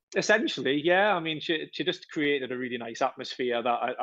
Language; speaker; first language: English; native; English